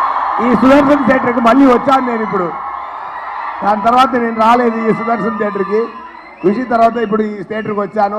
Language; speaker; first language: Telugu; non-native, learner; Tamil